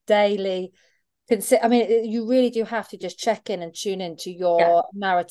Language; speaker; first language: English; native; English